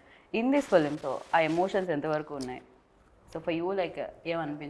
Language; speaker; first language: Telugu; native; Telugu